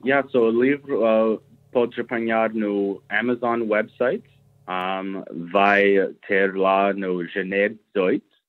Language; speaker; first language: Portuguese; early bilingual, heritage; Portuguese